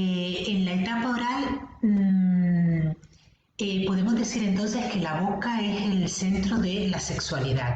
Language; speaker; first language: Spanish; native; Spanish